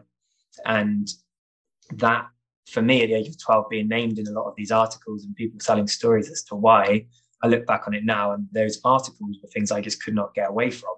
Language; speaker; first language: English; native; English